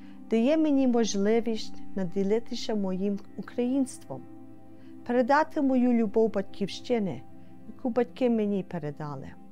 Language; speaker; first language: Ukrainian; early bilingual, heritage; Ukrainian